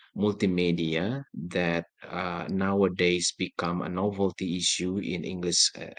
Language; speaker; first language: English; non-native, fluent; Indonesian